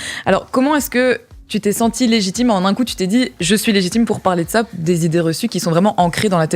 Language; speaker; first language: French; native; French